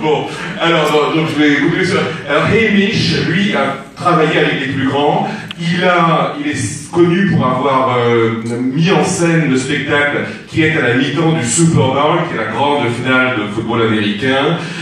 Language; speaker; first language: French; native; French